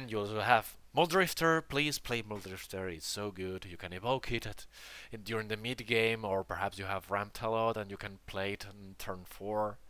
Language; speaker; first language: English; non-native, fluent; Spanish